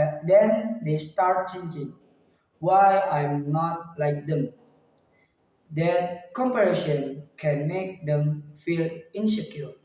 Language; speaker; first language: English; non-native, learner; Indonesian